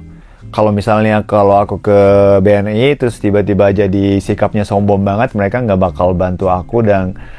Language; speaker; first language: Indonesian; non-native, fluent; Japanese